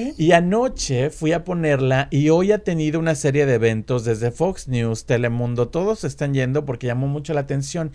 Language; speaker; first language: Spanish; native; Spanish